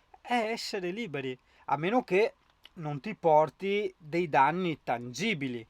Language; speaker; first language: Italian; native; Italian